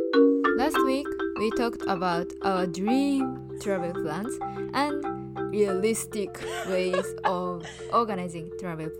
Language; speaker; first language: English; non-native, learner; Japanese